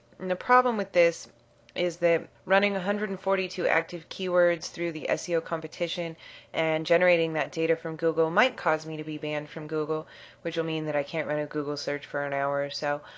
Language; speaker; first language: English; native; English